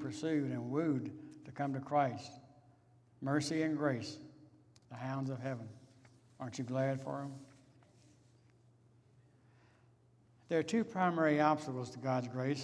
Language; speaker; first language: English; native; English